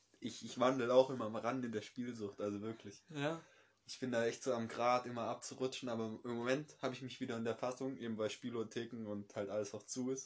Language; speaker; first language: German; native; German